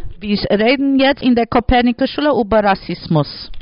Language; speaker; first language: German; non-native, learner; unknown